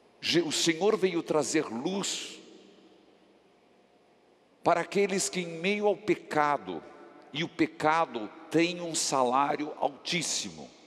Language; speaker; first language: Portuguese; native; Portuguese